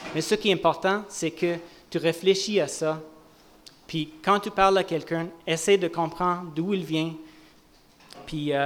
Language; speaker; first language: French; native; French